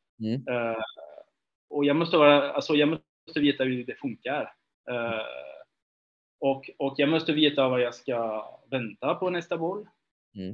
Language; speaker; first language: Swedish; non-native, fluent; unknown